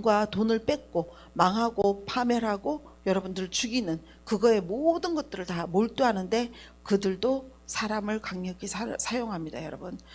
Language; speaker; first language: Korean; native; Korean